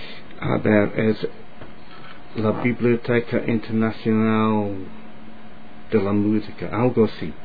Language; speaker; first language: Spanish; non-native, fluent; English